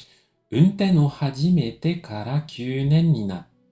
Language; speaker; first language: Japanese; non-native, fluent; French